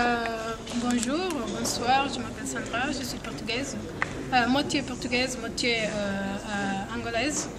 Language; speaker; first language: French; non-native, fluent; Portuguese